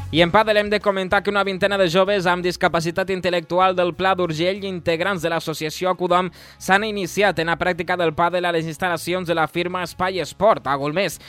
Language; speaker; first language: Catalan; native; Catalan